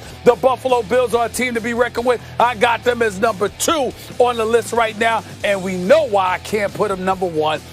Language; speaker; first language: English; native; English